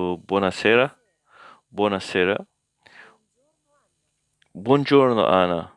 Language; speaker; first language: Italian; non-native, learner; English